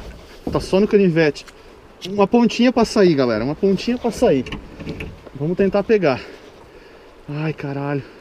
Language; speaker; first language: Portuguese; native; Portuguese